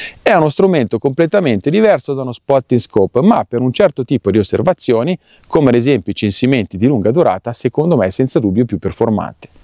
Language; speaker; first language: Italian; native; Italian